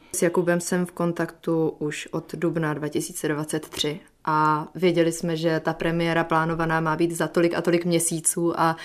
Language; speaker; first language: Czech; native; Czech